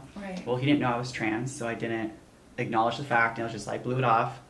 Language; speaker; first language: English; native; English